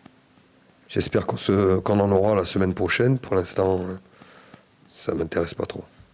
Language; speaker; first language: French; native; French